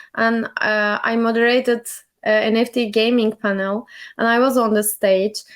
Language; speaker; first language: English; non-native, learner; Turkish